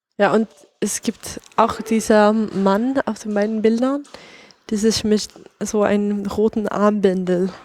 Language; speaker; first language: German; non-native, fluent; Swedish